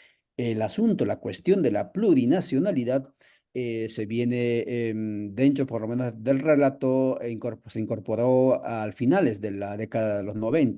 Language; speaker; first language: Spanish; native; Spanish